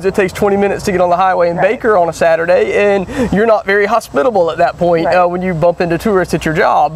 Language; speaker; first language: English; native; English